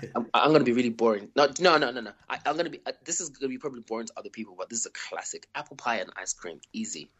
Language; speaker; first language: English; early bilingual, other home language; Shona